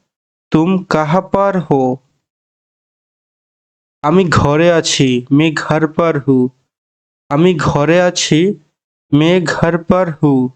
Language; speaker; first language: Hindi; non-native, learner; Bangla